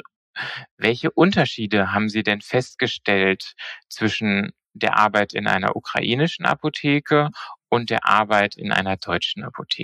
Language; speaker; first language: German; native; German